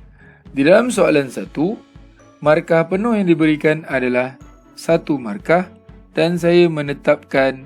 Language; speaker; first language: Malay; native; Malay